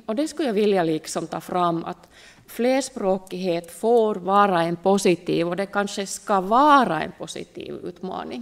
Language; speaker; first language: Swedish; non-native, local second language; Finnish